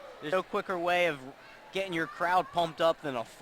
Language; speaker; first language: English; native; English